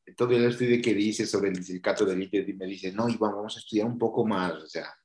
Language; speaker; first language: Spanish; native; Spanish